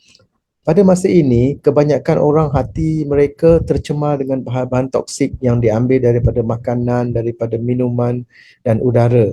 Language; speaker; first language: Malay; native; Malay